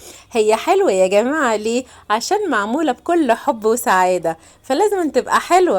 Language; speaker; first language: Arabic; native; Arabic